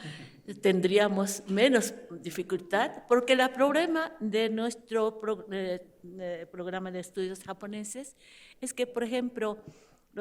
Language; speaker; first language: Spanish; non-native, fluent; Japanese